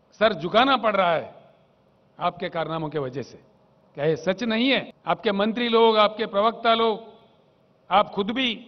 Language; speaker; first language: Hindi; non-native, local second language; Telugu